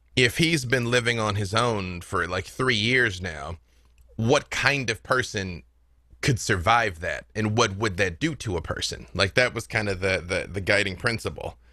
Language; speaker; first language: English; native; English